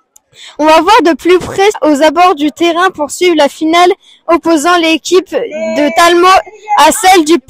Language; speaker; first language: French; native; French